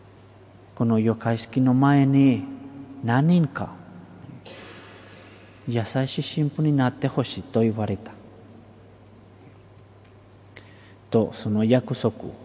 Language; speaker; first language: Japanese; non-native, fluent; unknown